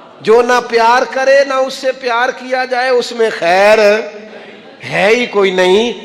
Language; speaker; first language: Urdu; non-native, local second language; Punjabi